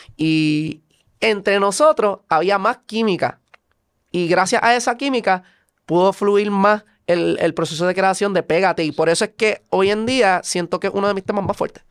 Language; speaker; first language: Spanish; native; Spanish